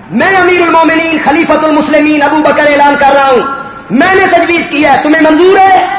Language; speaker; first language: Urdu; non-native, local second language; Punjabi